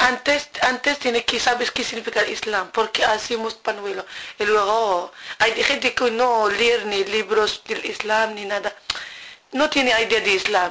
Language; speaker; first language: Spanish; non-native, learner; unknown